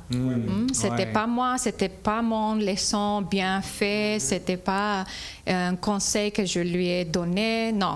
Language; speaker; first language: French; non-native, fluent; English